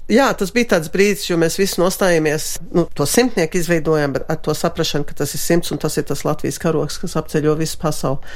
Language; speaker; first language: Latvian; early bilingual, heritage; Latvian